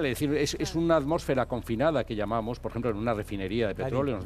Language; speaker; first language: Spanish; native; Spanish